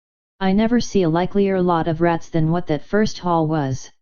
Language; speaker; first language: English; native; English